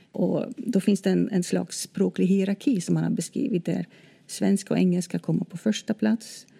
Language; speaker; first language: Swedish; non-native, fluent; Dutch